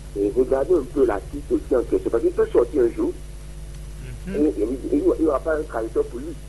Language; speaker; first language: French; non-native, local second language; Fon